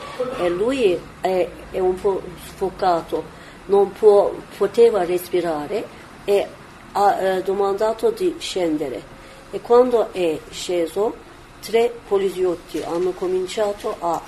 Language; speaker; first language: Italian; non-native, learner; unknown